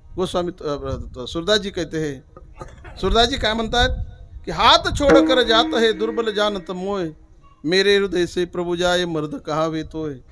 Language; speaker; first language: Hindi; non-native, local second language; Marathi